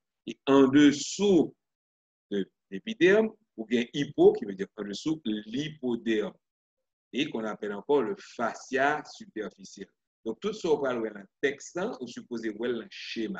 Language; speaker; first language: French; non-native, local second language; Haitian Creole